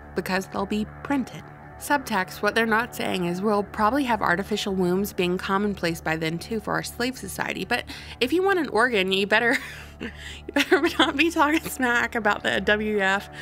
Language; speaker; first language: English; native; English